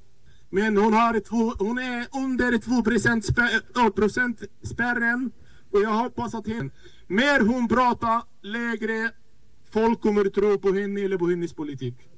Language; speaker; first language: Swedish; non-native, fluent; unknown